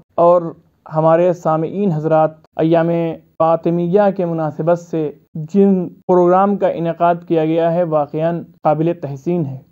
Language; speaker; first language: Urdu; native; Urdu